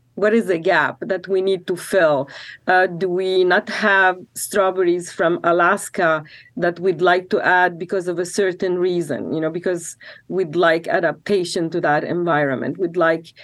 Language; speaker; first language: English; non-native, fluent; Arabic